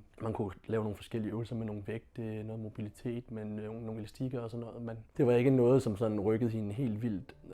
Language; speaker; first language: Danish; native; Danish